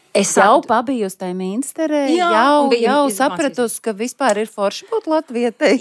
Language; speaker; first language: Latvian; native; Latvian